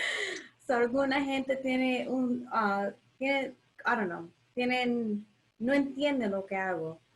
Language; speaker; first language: Spanish; early bilingual, heritage; English